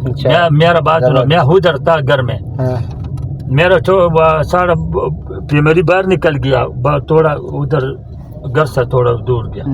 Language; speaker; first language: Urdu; non-native, local second language; Pashto